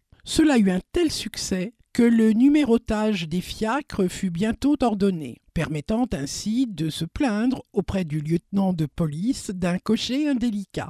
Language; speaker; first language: French; native; French